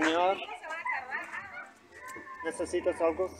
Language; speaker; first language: Spanish; non-native, learner; English